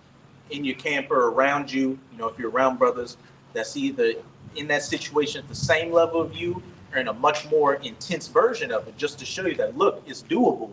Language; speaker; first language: English; native; English